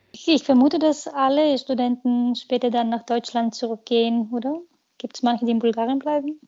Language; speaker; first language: German; non-native, fluent; Bulgarian